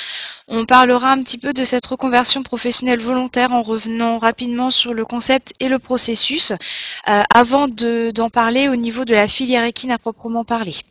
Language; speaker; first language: French; native; French